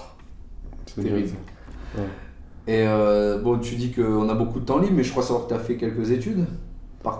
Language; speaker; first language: French; native; French